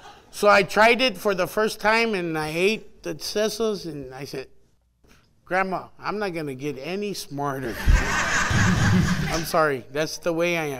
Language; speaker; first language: English; early bilingual, other home language; Spanish